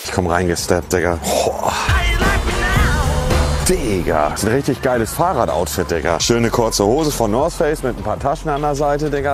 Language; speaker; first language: German; native; German